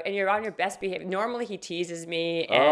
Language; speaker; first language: English; native; English